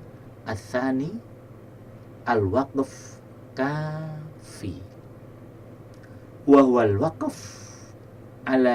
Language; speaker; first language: Arabic; non-native, fluent; Indonesian